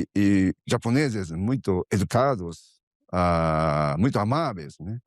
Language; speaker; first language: Portuguese; non-native, fluent; Japanese